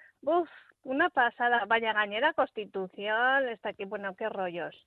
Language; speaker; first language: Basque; non-native, local second language; Spanish